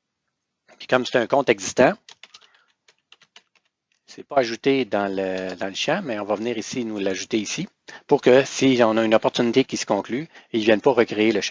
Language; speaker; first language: French; native; French